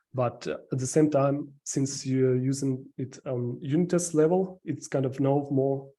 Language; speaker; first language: English; non-native, fluent; Ukrainian